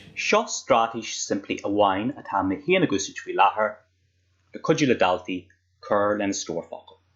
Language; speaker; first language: Irish; native; Irish